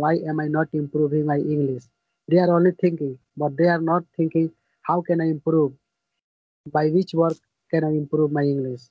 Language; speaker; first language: English; non-native, learner; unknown